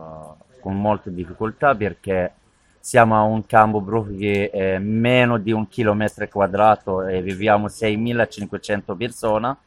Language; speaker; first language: Italian; non-native, learner; Arabic